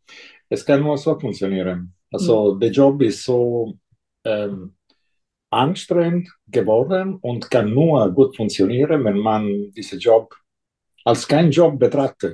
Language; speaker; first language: German; non-native, fluent; Italian